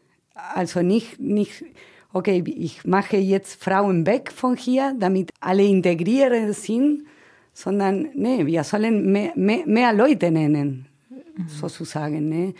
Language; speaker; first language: German; non-native, fluent; Spanish